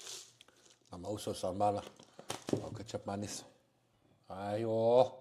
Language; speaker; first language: Indonesian; non-native, learner; French